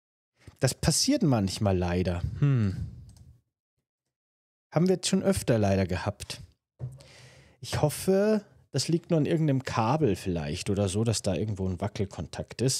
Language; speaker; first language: German; native; German